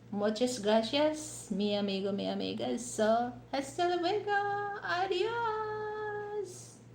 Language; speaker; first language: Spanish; non-native, learner; Cebuano